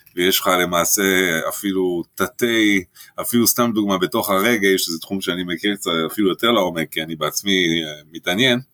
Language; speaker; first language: Hebrew; early bilingual, other home language; French